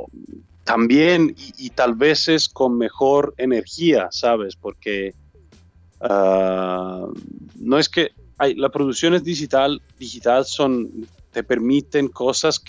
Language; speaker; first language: Spanish; non-native, learner; Italian